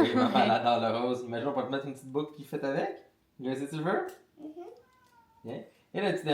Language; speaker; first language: French; native; French